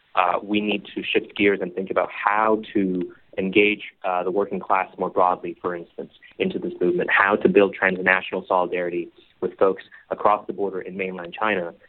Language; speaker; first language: English; non-native, local second language; Cantonese